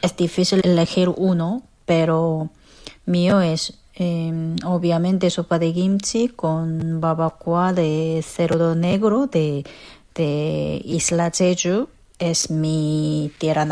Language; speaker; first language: Spanish; non-native, fluent; Korean